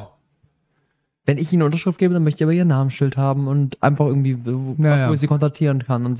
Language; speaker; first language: German; native; German